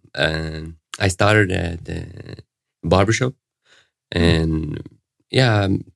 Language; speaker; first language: English; non-native, fluent; Arabic